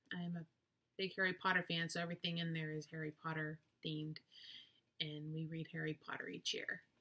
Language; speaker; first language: English; native; English